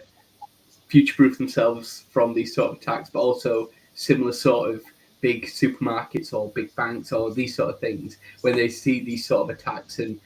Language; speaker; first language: English; native; English